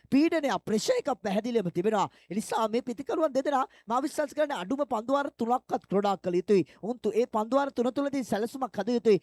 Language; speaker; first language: Sinhala; native; Sinhala